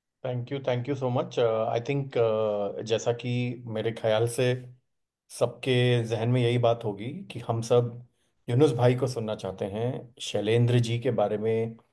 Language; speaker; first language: Hindi; native; Hindi